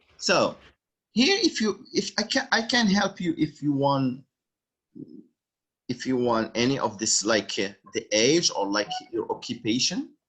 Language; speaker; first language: English; non-native, fluent; Arabic